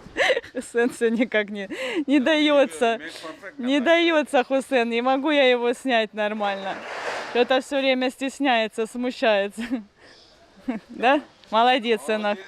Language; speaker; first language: Russian; native; Russian